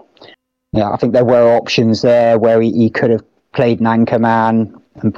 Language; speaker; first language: English; native; English